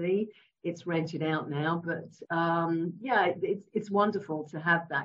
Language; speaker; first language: English; native; English